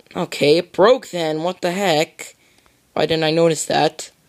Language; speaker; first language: English; native; English